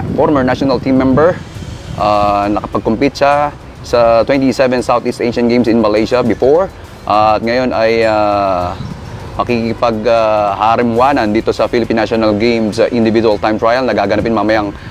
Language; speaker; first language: Filipino; native; Filipino